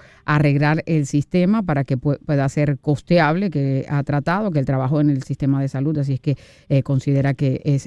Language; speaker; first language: Spanish; native; Spanish